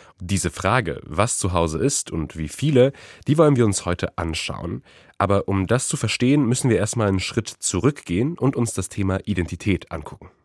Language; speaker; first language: German; early bilingual, other home language; Polish